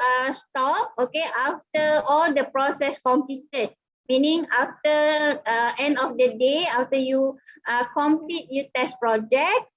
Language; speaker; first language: English; non-native, local second language; Malay